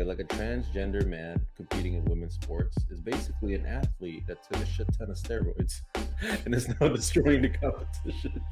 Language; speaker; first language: English; native; English